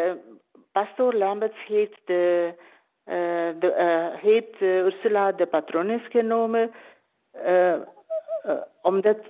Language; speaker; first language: Dutch; non-native, learner; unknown